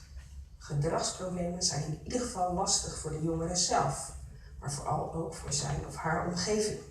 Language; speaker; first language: Dutch; native; Dutch